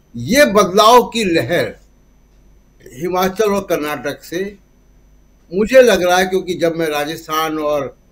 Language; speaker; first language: Hindi; native; Hindi